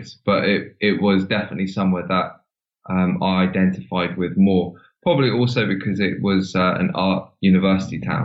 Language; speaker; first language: English; native; English